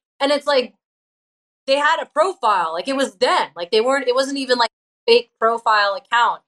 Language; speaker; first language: English; native; English